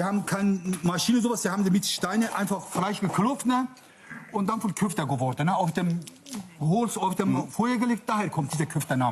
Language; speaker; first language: German; non-native, fluent; Kurdish